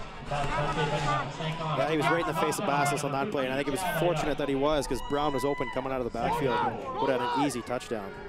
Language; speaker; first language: English; early bilingual, other home language; French